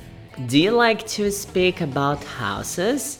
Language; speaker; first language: English; non-native, fluent; Portuguese